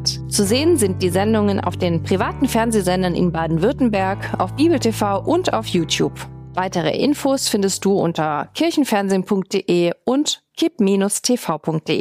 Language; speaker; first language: German; native; German